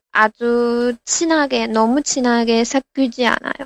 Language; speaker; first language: Korean; non-native, learner; Chinese